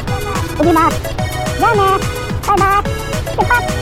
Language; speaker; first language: Japanese; native; Japanese